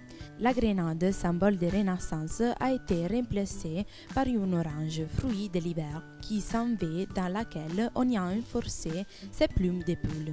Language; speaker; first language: French; non-native, learner; Italian